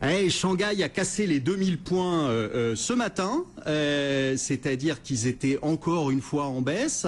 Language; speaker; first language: French; native; French